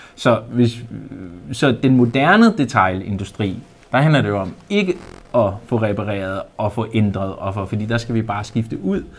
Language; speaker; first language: Danish; native; Danish